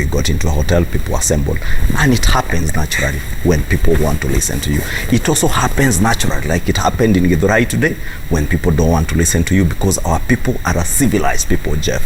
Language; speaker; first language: English; non-native, local second language; Kikuyu